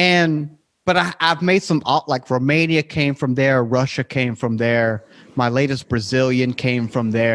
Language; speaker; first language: English; native; English